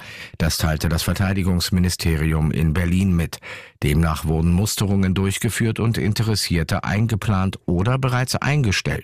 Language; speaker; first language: German; native; German